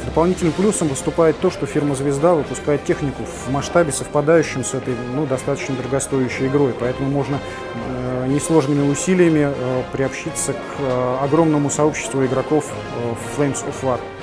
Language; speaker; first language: Russian; native; Russian